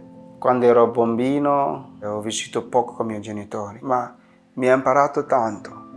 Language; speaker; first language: Italian; non-native, fluent; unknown